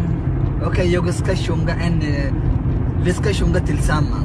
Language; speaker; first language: Swedish; non-native, learner; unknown